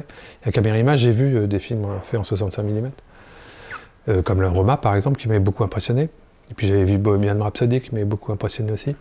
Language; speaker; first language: French; native; French